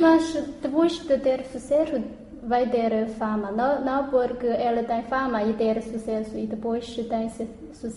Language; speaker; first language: Portuguese; non-native, learner; Chinese